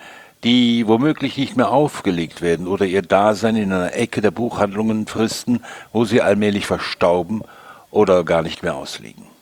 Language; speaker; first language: German; native; German